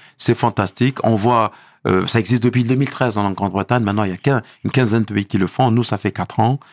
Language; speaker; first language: French; non-native, local second language; Arabic